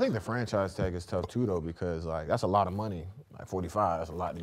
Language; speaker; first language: English; native; English